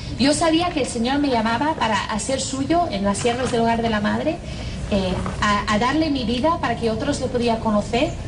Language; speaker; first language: Spanish; non-native, fluent; English